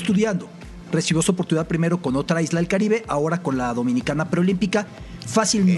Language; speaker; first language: Spanish; native; Spanish